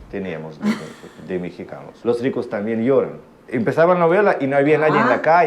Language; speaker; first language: Spanish; non-native, fluent; Ukrainian